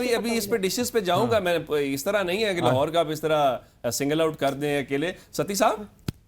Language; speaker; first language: Urdu; native; Urdu